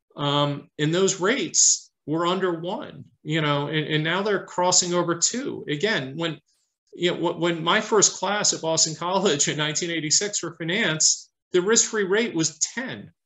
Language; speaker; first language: English; native; English